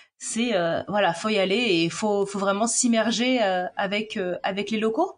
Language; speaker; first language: French; native; French